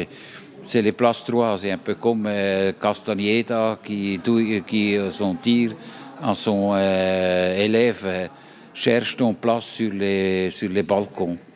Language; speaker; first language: French; non-native, fluent; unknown